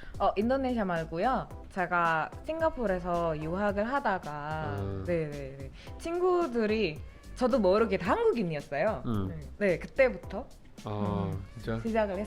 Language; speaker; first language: Korean; non-native, fluent; Indonesian